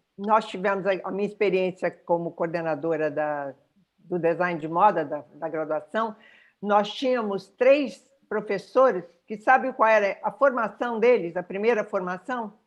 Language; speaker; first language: Portuguese; native; Portuguese